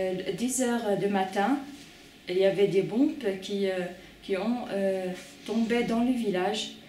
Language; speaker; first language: French; non-native, fluent; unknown